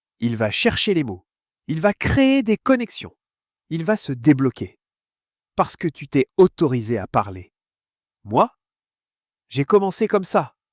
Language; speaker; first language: French; non-native, fluent; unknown